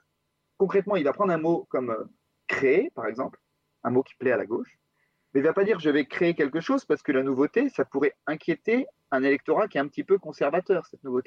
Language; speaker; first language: French; native; French